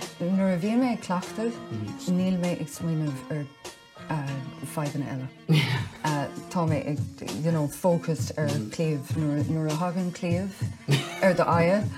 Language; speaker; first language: Irish; non-native, local second language; English